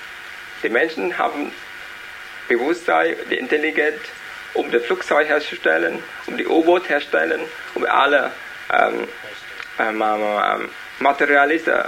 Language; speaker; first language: German; non-native, learner; Vietnamese